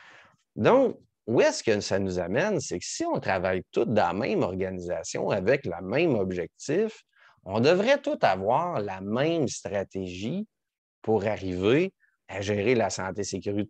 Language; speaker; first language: French; native; French